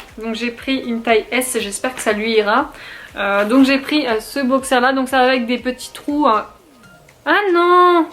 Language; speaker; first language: French; native; French